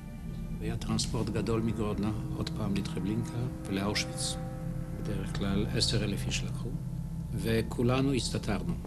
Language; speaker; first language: Hebrew; non-native, fluent; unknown